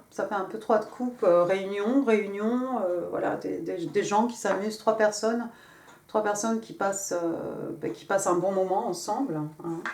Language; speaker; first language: French; native; French